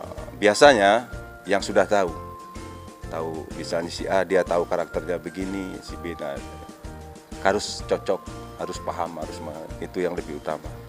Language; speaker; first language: Indonesian; non-native, local second language; Minangkabau